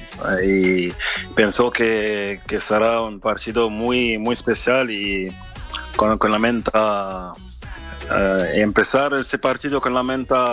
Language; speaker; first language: Spanish; non-native, fluent; French